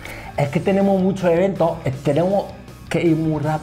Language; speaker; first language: Spanish; native; Spanish